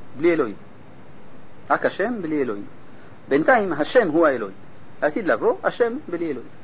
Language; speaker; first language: Hebrew; non-native, fluent; French